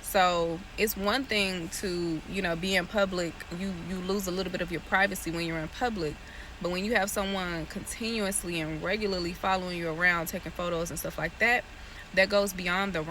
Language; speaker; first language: English; native; English